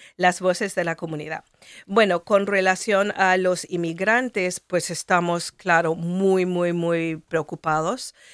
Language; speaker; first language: Spanish; non-native, fluent; English